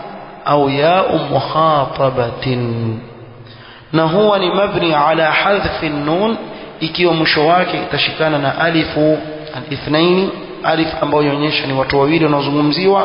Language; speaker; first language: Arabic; non-native, fluent; Swahili